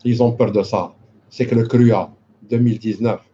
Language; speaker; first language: French; non-native, local second language; Arabic